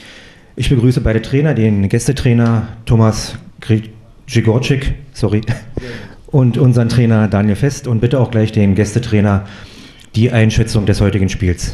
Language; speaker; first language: German; native; German